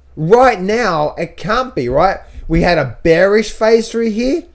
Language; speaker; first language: English; native; English